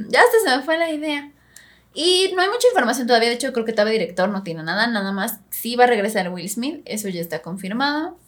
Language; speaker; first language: Spanish; native; Spanish